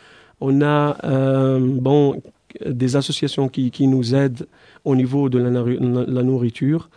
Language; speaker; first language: French; non-native, fluent; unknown